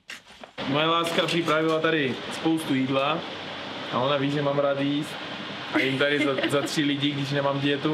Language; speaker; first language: Czech; non-native, fluent; Uzbek